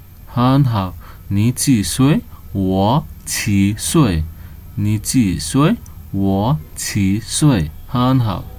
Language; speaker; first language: Chinese; non-native, fluent; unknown